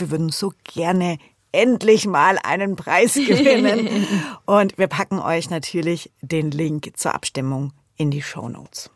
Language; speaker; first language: German; native; German